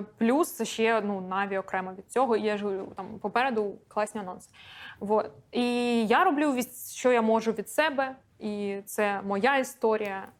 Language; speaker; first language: Ukrainian; non-native, local second language; Russian